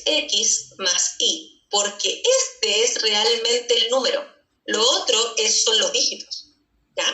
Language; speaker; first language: Spanish; native; Spanish